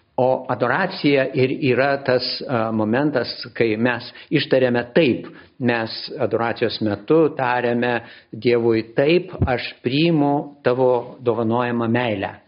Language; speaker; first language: Lithuanian; native; Lithuanian